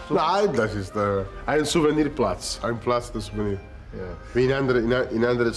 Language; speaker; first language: German; non-native, learner; Italian